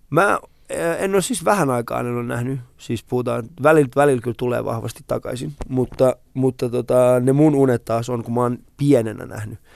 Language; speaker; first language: Finnish; early bilingual, other home language; Persian